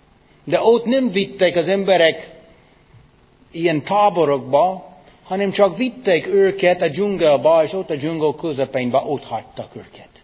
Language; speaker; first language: Hungarian; non-native, fluent; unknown